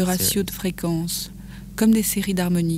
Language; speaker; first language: French; non-native, local second language; Wolof